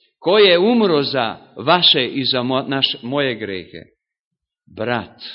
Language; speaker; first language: Serbian; non-native, local second language; Hungarian